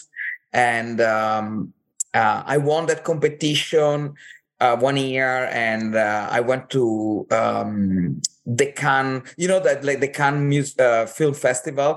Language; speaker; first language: English; non-native, fluent; Italian